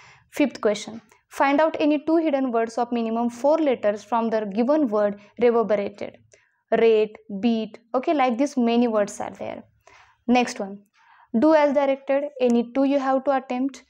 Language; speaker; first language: English; non-native, local second language; Marathi